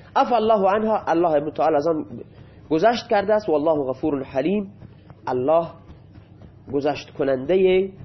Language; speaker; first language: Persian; non-native, local second language; Baluchi